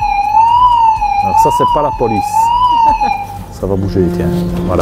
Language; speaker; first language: French; native; French